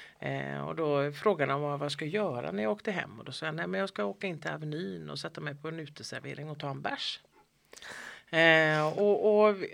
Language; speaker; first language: Swedish; native; Swedish